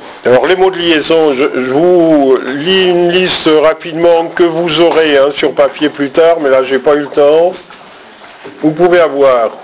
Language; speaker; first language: French; native; French